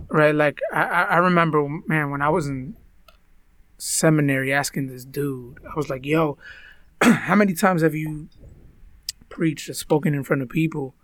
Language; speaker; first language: English; early bilingual, other home language; Spanish